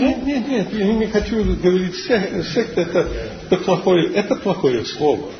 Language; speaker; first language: Russian; non-native, fluent; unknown